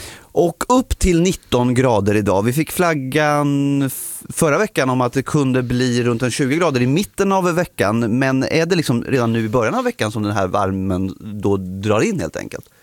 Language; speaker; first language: Swedish; native; Swedish